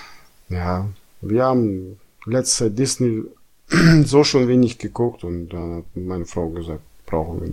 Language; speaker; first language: German; non-native, fluent; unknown